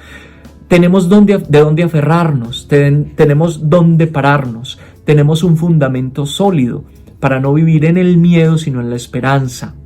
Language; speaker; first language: Spanish; native; Spanish